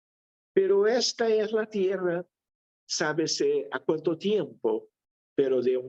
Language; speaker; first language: Spanish; non-native, fluent; Portuguese